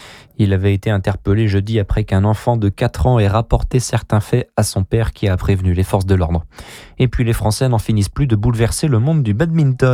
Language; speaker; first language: French; native; French